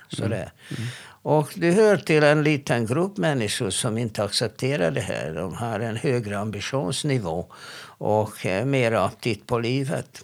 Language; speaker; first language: Swedish; non-native, fluent; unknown